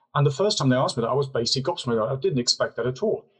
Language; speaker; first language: English; non-native, fluent; German